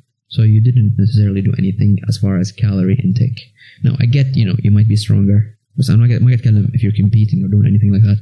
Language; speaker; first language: English; non-native, fluent; Arabic